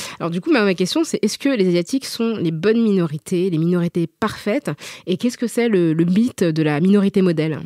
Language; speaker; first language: French; native; French